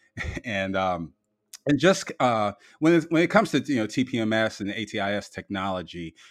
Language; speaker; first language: English; native; English